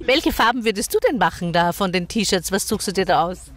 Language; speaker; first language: German; native; German